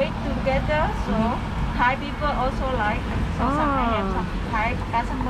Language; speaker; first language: English; non-native, learner; Vietnamese